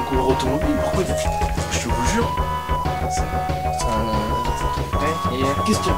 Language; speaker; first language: French; native; French